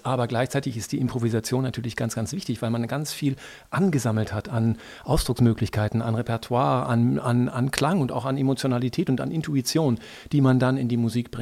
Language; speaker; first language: German; native; German